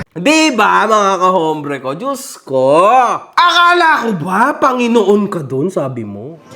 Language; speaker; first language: Filipino; native; Filipino